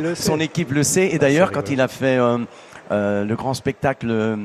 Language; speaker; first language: French; early bilingual, other home language; Italian